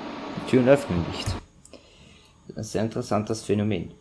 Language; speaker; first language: German; native; German